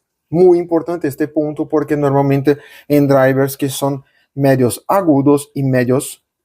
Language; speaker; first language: Spanish; non-native, local second language; Portuguese